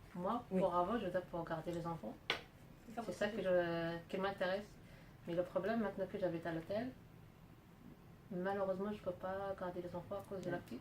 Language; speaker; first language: French; non-native, learner; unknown